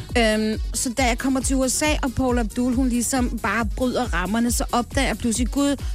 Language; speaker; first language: Danish; early bilingual, other home language; English